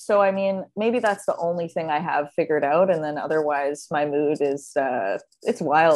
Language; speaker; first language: English; native; English